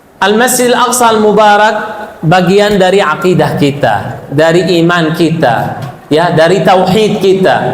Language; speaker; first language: Indonesian; non-native, fluent; Arabic